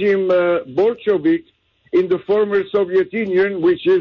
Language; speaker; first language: English; non-native, learner; French